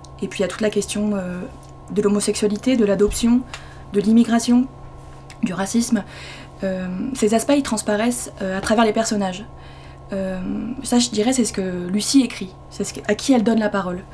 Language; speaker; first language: French; native; French